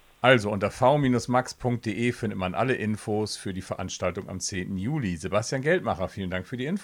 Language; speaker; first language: German; native; German